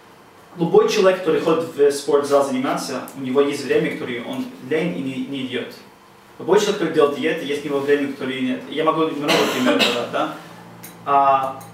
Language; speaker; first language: Russian; non-native, learner; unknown